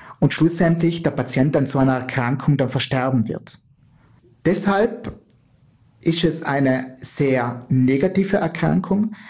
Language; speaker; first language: German; native; German